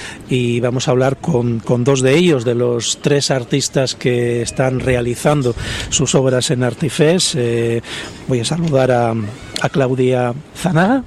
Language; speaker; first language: Spanish; native; Spanish